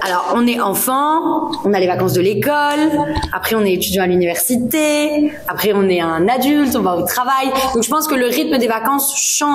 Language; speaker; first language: French; native; French